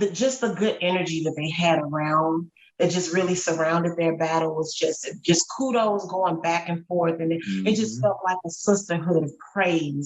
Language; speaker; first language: English; native; English